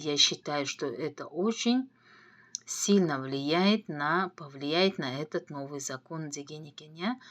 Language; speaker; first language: Russian; non-native, local second language; Kazakh